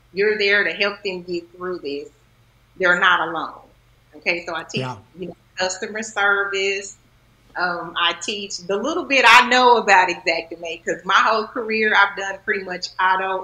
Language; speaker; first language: English; native; English